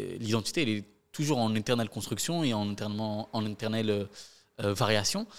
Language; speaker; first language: French; native; French